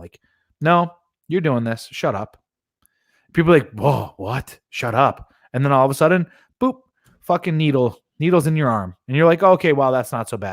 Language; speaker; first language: English; native; English